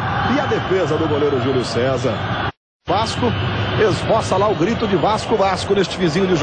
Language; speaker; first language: Portuguese; native; Portuguese